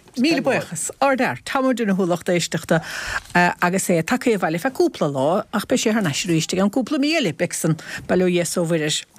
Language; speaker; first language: Irish; native; Irish